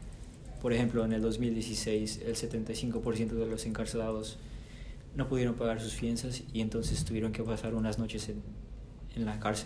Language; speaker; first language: Spanish; early bilingual, heritage; Spanish